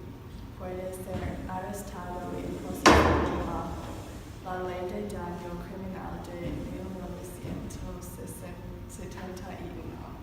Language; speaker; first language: Spanish; non-native, learner; English